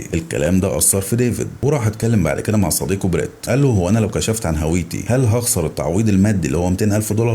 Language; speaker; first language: Arabic; native; Arabic